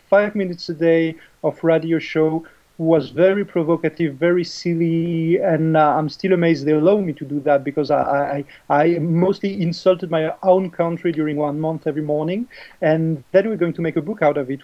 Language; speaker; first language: English; non-native, fluent; French